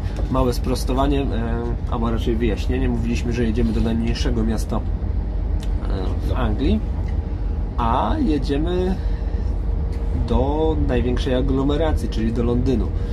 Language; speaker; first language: Polish; native; Polish